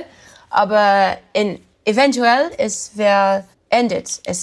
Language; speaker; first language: German; non-native, learner; English